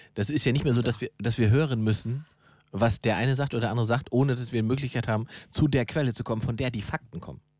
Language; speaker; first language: German; native; German